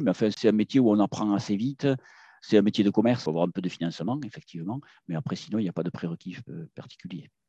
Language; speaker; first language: French; native; French